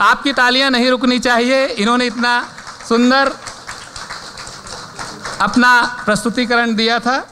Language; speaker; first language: Hindi; native; Hindi